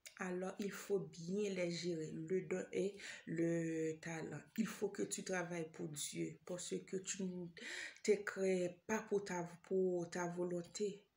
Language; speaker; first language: French; non-native, local second language; Haitian Creole